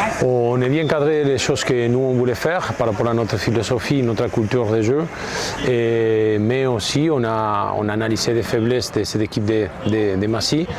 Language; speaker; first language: French; non-native, fluent; Spanish